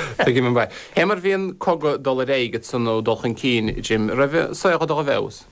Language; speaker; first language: Irish; native; Irish